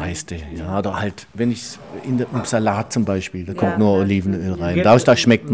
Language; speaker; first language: German; native; German